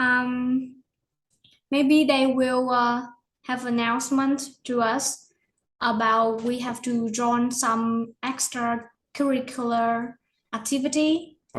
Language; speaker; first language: English; non-native, learner; Vietnamese